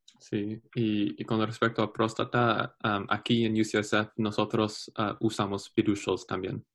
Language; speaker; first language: Spanish; non-native, learner; English